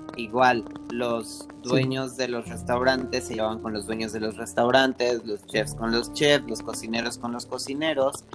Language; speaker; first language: Spanish; native; Spanish